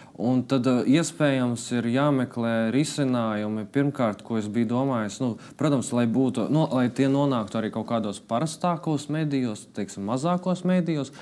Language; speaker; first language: Latvian; non-native, local second language; Russian